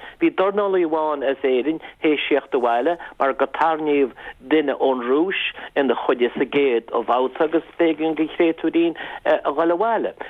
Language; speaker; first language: Irish; native; Irish